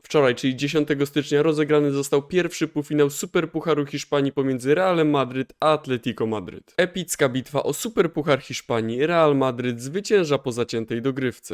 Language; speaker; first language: Polish; native; Polish